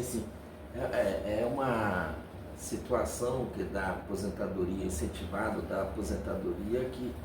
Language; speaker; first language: Portuguese; native; Portuguese